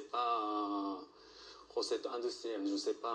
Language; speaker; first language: French; non-native, learner; Japanese